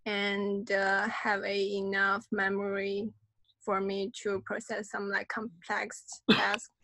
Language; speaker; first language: English; non-native, fluent; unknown